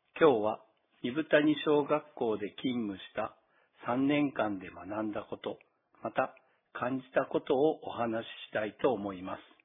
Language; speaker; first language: Japanese; native; Japanese